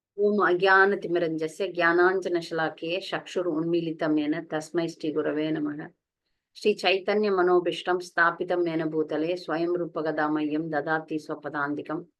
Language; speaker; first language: Hindi; non-native, local second language; Tamil